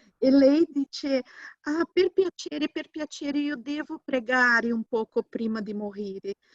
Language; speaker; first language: Italian; non-native, fluent; Portuguese